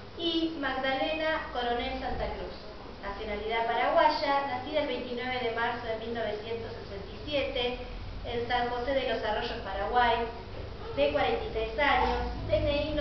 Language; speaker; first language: Spanish; native; Spanish